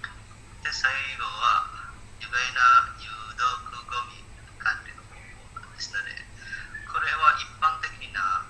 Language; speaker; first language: Japanese; non-native, learner; Indonesian